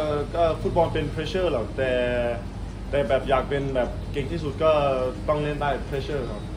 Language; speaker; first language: Thai; early bilingual, heritage; Thai